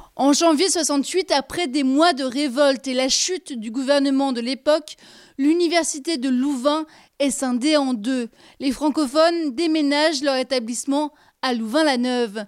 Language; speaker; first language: French; non-native, local second language; Luxembourgish